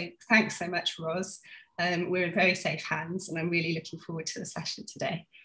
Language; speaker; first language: English; native; English